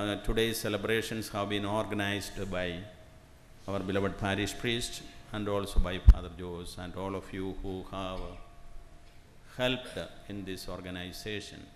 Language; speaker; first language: English; non-native, local second language; Malayalam